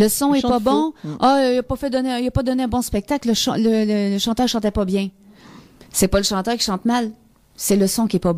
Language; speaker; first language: French; native; French